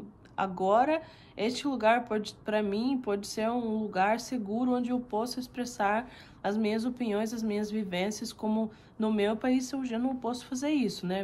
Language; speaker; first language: Portuguese; non-native, fluent; Russian